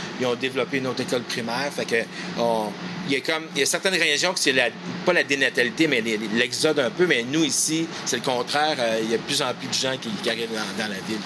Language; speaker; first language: French; native; French